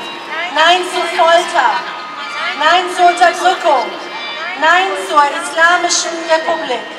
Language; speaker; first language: German; non-native, fluent; Persian